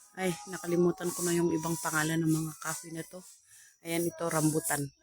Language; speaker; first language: Filipino; non-native, local second language; Iloko